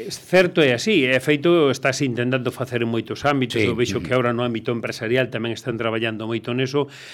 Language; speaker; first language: Galician; non-native, local second language; Spanish